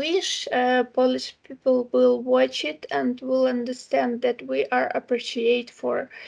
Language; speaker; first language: English; non-native, fluent; Ukrainian